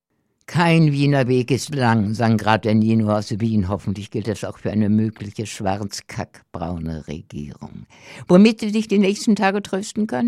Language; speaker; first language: German; native; German